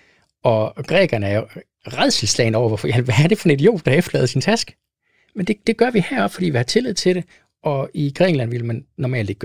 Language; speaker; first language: Danish; native; Danish